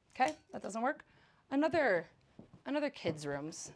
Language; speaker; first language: English; native; English